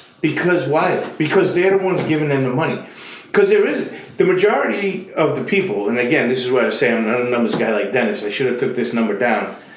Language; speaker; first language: English; native; English